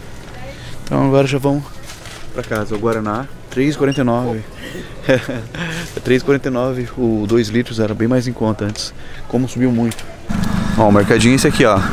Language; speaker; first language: Portuguese; native; Portuguese